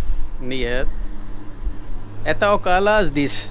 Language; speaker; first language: Russian; non-native, learner; Urdu